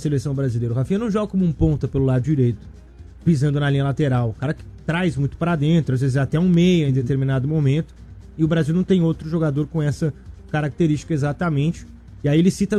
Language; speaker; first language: Portuguese; native; Portuguese